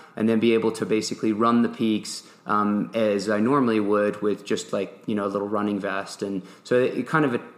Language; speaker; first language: English; early bilingual, other home language; French